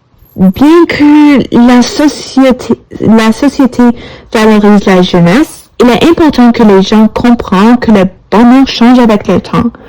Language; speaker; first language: French; non-native, learner; English